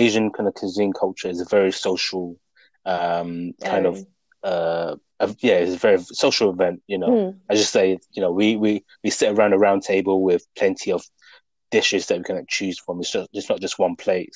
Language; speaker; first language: English; native; English